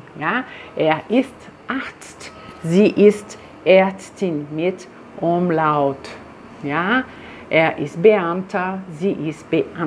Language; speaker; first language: German; non-native, fluent; Portuguese